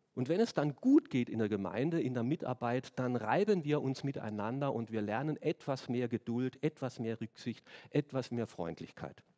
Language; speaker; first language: German; native; German